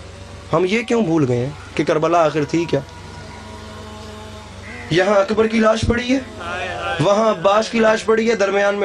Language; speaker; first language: Urdu; native; Urdu